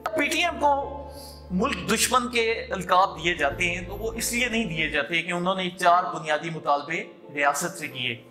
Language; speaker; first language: Urdu; non-native, local second language; Punjabi